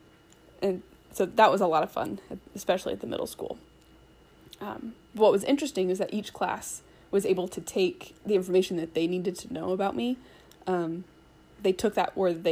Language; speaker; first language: English; native; English